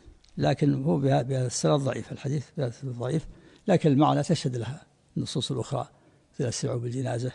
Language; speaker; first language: Arabic; native; Arabic